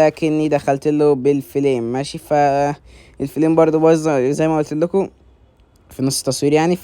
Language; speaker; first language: Arabic; native; Arabic